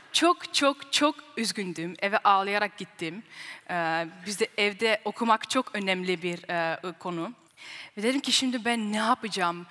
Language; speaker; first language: Turkish; early bilingual, heritage; Turkish